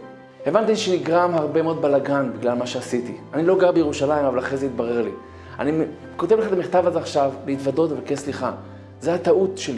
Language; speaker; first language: Hebrew; native; Hebrew